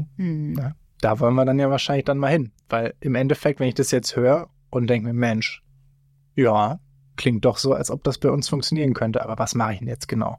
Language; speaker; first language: German; native; German